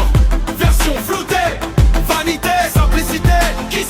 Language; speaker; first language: French; native; French